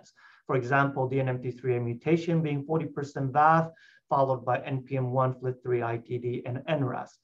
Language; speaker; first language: English; non-native, fluent; Japanese